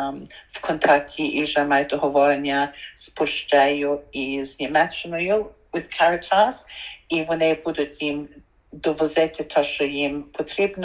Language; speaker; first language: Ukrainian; early bilingual, heritage; Ukrainian